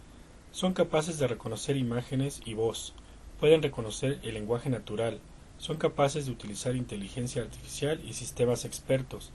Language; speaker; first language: Spanish; native; Spanish